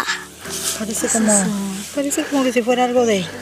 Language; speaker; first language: Spanish; native; Spanish